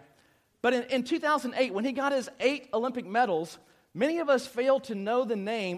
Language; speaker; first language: English; native; English